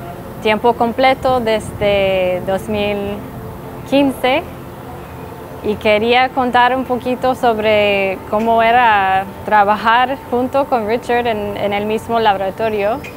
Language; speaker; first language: Spanish; non-native, fluent; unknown